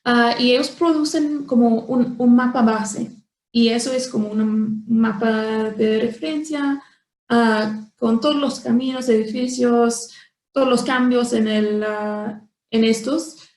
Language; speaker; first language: Spanish; non-native, fluent; English